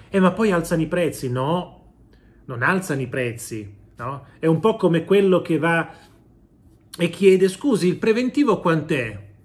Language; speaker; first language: Italian; native; Italian